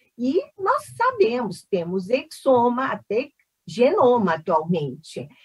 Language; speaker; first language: Portuguese; early bilingual, other home language; Korean